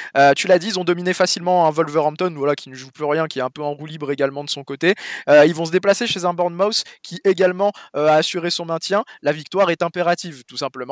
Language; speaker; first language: French; native; French